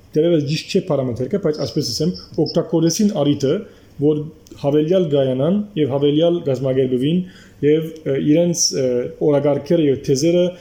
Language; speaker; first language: Armenian; early bilingual, heritage; Armenian